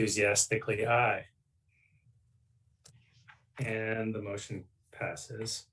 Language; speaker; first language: English; native; English